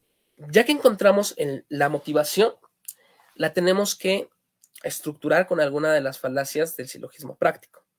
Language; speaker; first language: Spanish; native; Spanish